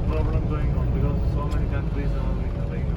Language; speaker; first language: English; non-native, learner; Tamil